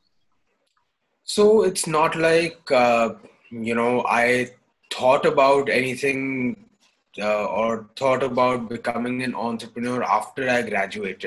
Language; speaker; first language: English; non-native, local second language; Hindi